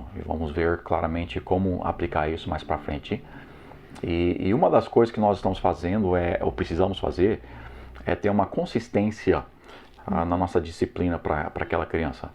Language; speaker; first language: Portuguese; non-native, fluent; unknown